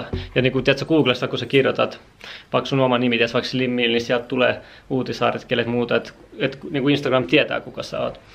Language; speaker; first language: Finnish; native; Finnish